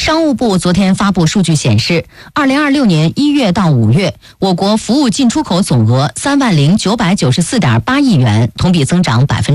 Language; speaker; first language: Chinese; native; Chinese